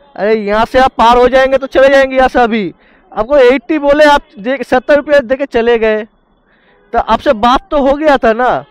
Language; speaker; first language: Hindi; non-native, local second language; Bangla